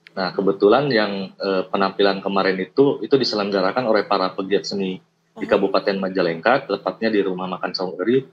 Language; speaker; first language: Indonesian; native; Indonesian